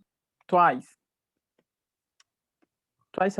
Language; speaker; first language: English; non-native, fluent; Spanish